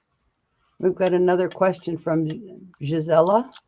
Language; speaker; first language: English; native; English